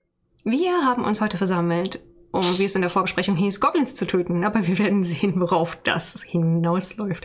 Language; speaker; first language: German; native; German